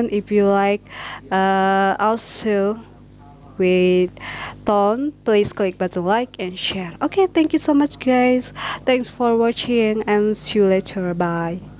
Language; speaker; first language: English; non-native, learner; Indonesian